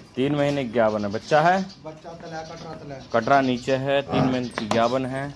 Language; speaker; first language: Hindi; native; Hindi